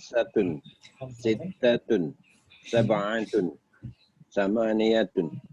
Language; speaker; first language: Arabic; non-native, learner; Indonesian